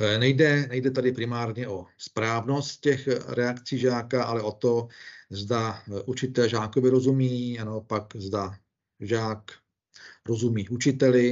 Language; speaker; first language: Czech; native; Czech